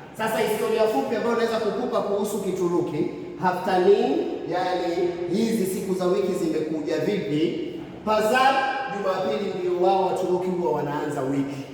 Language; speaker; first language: Swahili; native; Swahili